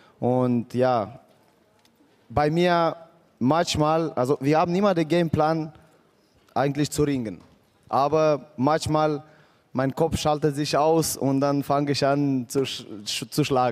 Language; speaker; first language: German; non-native, fluent; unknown